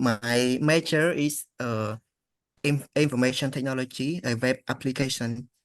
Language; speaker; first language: English; non-native, learner; Khmer